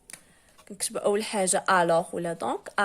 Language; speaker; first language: Arabic; native; Arabic